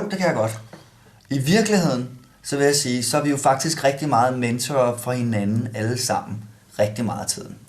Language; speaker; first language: Danish; native; Danish